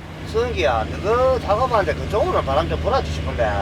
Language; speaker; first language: Korean; native; Korean